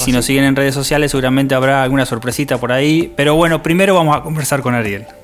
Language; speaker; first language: Spanish; native; Spanish